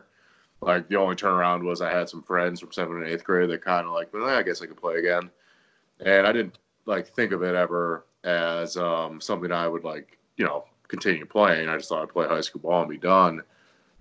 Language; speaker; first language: English; native; English